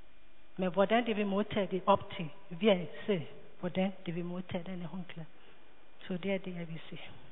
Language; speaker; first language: Danish; non-native, learner; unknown